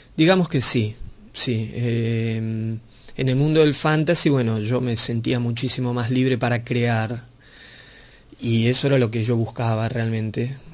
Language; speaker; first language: Spanish; native; Spanish